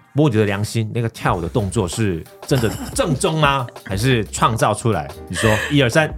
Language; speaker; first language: Chinese; non-native, fluent; Korean